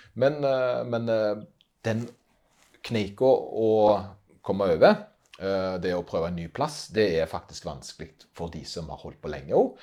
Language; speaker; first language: Norwegian; native; Norwegian